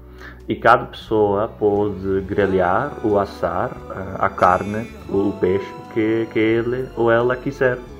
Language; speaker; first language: Portuguese; non-native, fluent; Dutch